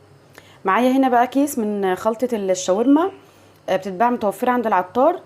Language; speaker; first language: Arabic; native; Arabic